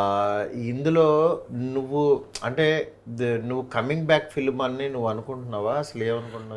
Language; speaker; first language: Telugu; native; Telugu